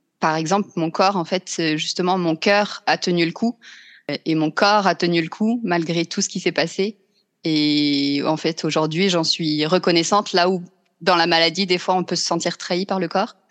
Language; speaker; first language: French; native; French